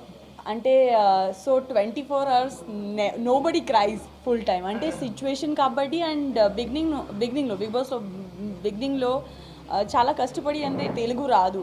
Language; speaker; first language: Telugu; non-native, local second language; Gujarati